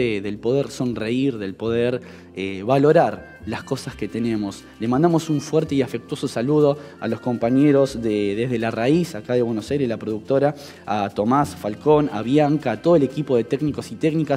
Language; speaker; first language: Spanish; native; Spanish